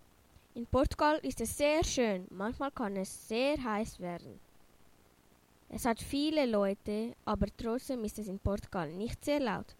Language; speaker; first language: German; early bilingual, other home language; Portuguese